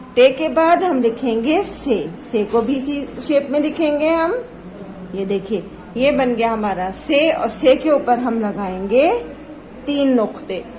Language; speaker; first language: Hindi; native; Hindi